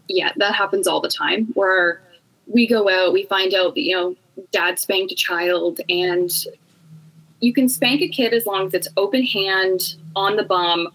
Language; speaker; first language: English; native; English